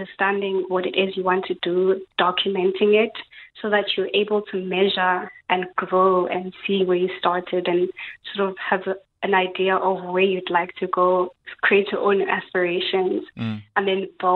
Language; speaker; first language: English; non-native, local second language; Xhosa